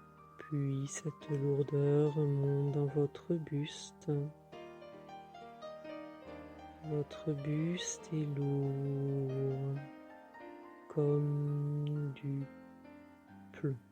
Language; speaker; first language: French; native; French